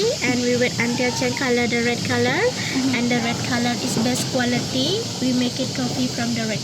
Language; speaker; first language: English; non-native, local second language; Indonesian